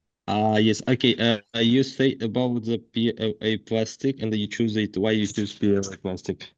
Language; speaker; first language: English; non-native, learner; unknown